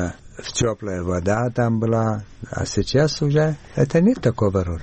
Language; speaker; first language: Russian; non-native, learner; Arabic